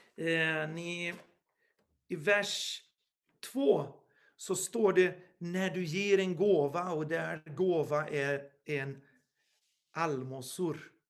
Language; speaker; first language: Swedish; non-native, fluent; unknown